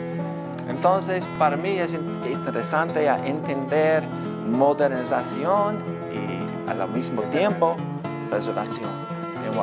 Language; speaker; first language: Spanish; non-native, learner; English